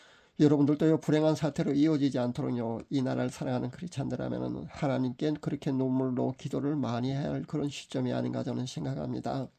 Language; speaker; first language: Korean; native; Korean